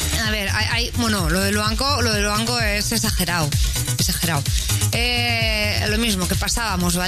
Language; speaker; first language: Spanish; native; Spanish